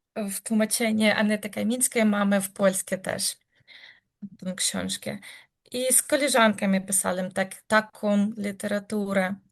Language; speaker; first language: Polish; non-native, learner; Ukrainian